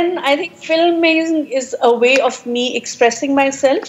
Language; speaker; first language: English; non-native, local second language; Punjabi